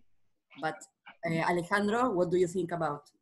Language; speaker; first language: English; non-native, learner; Spanish